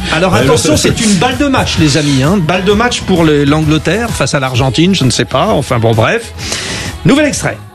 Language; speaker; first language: French; native; French